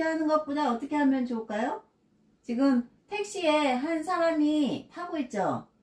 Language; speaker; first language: Korean; native; Korean